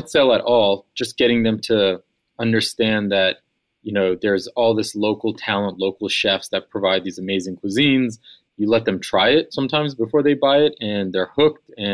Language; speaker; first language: English; native; English